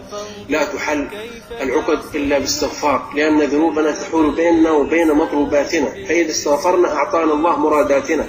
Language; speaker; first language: Arabic; native; Arabic